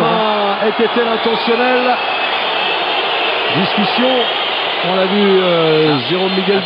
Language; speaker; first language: French; native; French